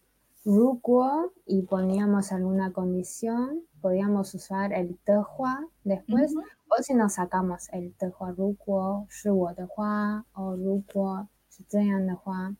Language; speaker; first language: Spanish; non-native, fluent; Chinese